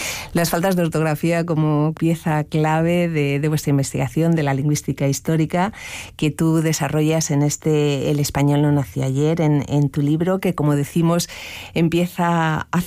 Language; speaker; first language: Spanish; native; Spanish